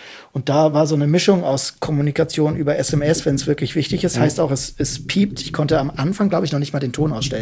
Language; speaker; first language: German; native; German